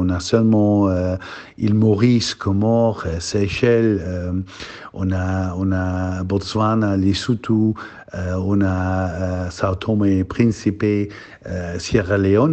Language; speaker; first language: French; non-native, fluent; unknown